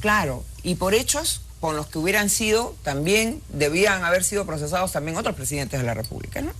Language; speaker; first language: Spanish; native; Spanish